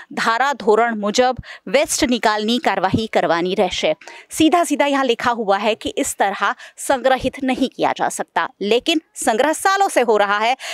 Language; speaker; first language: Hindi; non-native, local second language; Gujarati